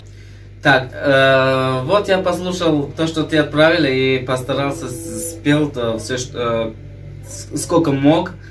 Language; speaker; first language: Russian; non-native, fluent; Tajik